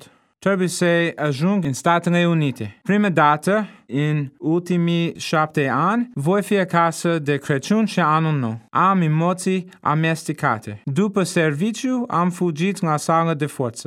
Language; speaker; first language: Romanian; non-native, fluent; English